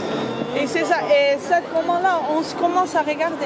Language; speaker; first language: French; non-native, fluent; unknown